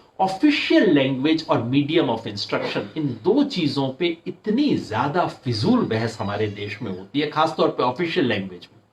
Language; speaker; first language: Hindi; native; Hindi